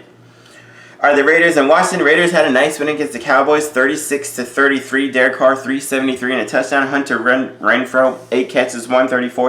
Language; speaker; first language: English; native; English